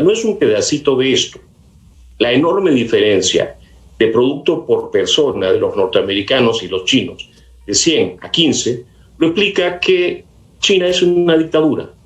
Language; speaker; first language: Spanish; native; Spanish